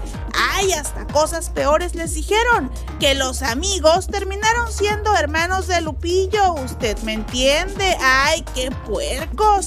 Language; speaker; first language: Spanish; native; Spanish